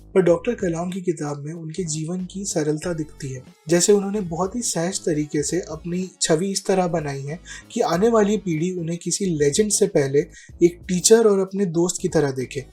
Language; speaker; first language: Hindi; native; Hindi